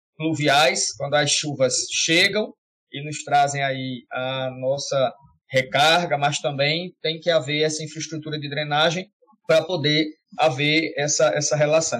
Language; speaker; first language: Portuguese; native; Portuguese